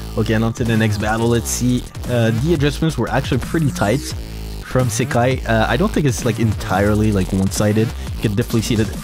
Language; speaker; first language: English; non-native, fluent; French